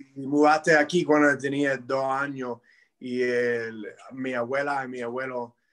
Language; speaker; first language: Spanish; early bilingual, heritage; Spanish